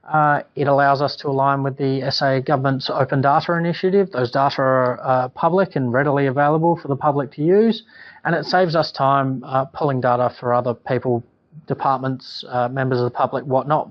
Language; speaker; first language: English; native; English